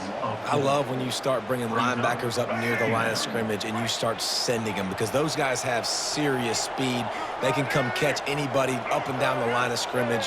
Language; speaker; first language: English; native; English